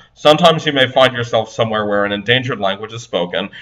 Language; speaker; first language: English; native; English